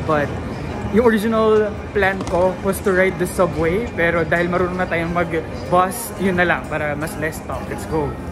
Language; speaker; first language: English; non-native, local second language; Filipino